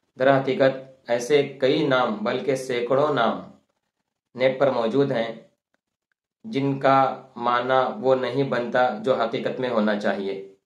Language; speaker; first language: Urdu; non-native, local second language; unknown